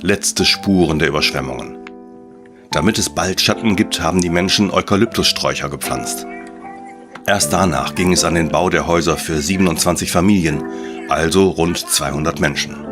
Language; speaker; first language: German; native; German